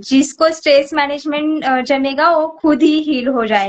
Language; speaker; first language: Hindi; native; Hindi